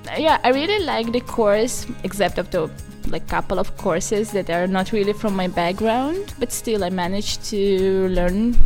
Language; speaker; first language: English; non-native, fluent; Azerbaijani